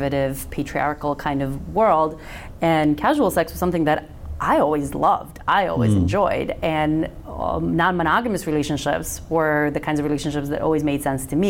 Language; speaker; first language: English; non-native, fluent; Macedonian